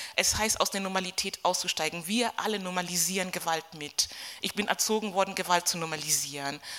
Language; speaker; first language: German; non-native, fluent; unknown